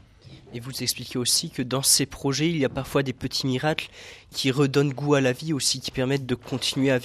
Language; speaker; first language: French; native; French